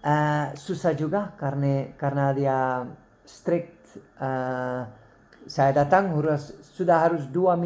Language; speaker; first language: Indonesian; non-native, learner; Dutch